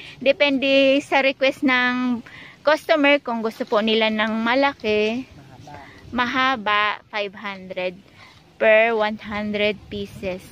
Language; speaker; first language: Filipino; non-native, local second language; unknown